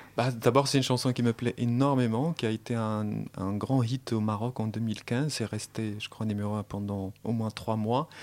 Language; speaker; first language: French; non-native, local second language; Arabic